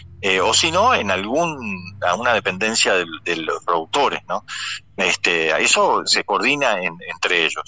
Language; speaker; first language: Spanish; native; Spanish